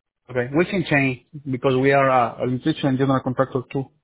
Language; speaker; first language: English; non-native, learner; Spanish